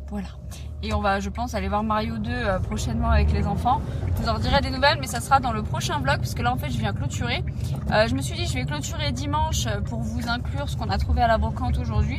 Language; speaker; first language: French; native; French